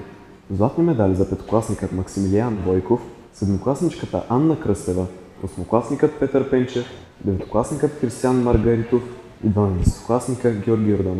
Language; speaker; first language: Bulgarian; native; Bulgarian